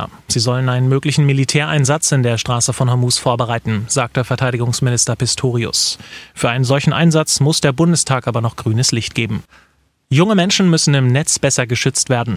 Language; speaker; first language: German; native; German